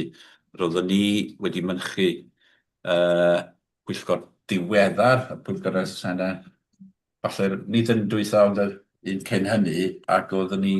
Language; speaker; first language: Welsh; native; Welsh